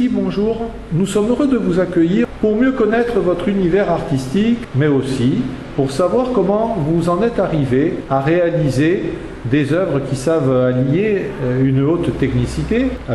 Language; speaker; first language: French; native; French